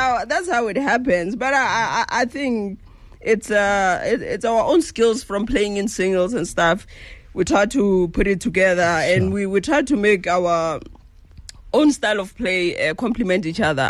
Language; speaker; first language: English; non-native, local second language; Northern Sotho